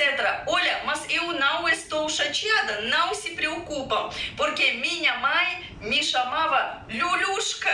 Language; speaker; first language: Portuguese; non-native, fluent; Russian